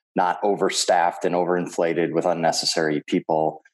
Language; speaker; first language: English; native; English